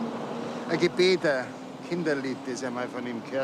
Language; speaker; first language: German; native; German